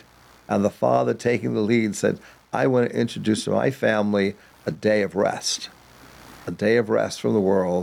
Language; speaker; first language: English; native; English